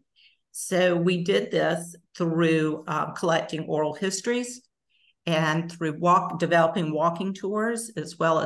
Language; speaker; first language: English; native; English